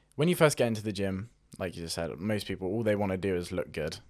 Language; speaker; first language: English; native; English